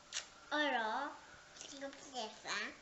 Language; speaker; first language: French; native; French